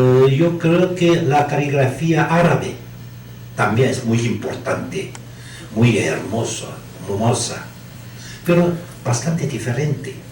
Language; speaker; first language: Spanish; non-native, learner; Chinese